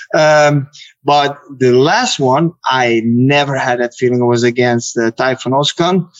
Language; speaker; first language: English; non-native, fluent; Dutch